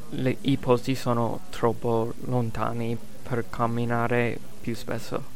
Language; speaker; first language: Italian; non-native, learner; English